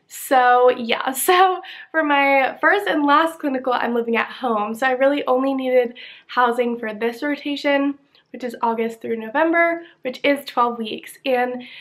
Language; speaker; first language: English; native; English